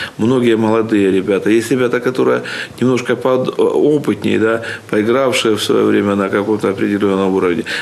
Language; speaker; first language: Russian; native; Russian